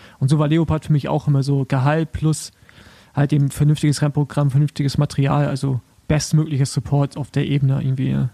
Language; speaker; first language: German; native; German